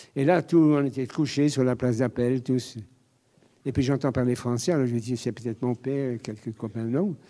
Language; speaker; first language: French; native; French